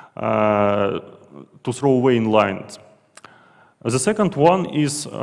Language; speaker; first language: English; non-native, fluent; Russian